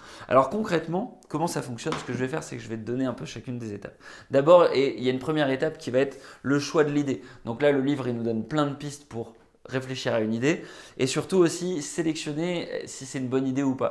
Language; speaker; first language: French; native; French